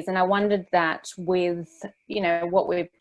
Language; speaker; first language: English; native; English